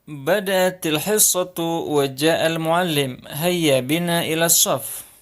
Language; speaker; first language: Arabic; non-native, fluent; Indonesian